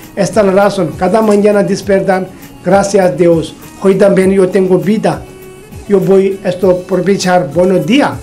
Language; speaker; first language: Spanish; non-native, learner; Tibetan